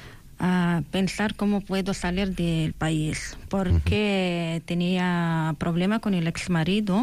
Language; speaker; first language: Spanish; non-native, learner; Arabic